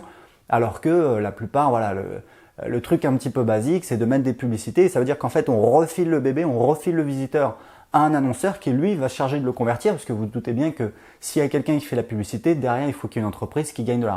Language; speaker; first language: French; native; French